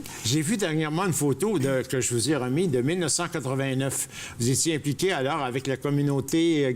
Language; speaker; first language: French; native; French